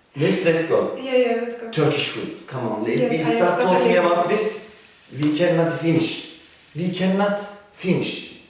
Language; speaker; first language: English; non-native, learner; Turkish